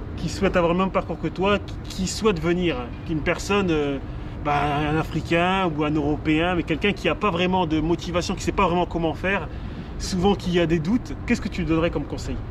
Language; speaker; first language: French; native; French